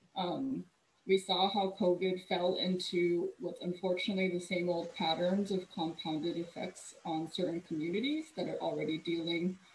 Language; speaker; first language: English; native; English